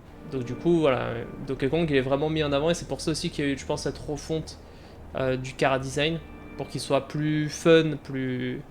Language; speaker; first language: French; native; French